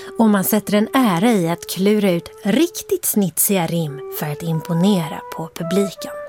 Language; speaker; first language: Swedish; native; Swedish